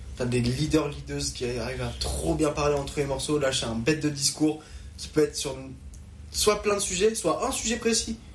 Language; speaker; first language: French; native; French